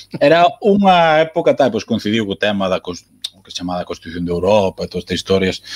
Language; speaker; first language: Galician; native; Galician